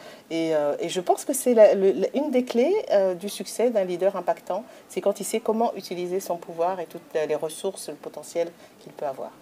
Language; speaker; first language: French; native; French